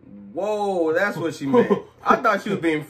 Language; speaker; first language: English; native; English